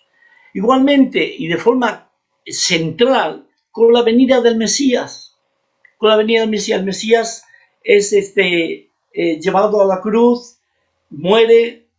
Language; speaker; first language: Spanish; native; Spanish